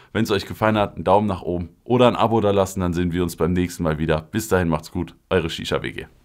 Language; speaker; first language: German; native; German